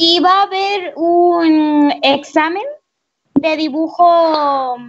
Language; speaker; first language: Spanish; native; Spanish